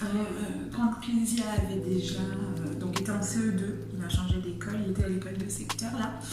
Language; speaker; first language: French; native; French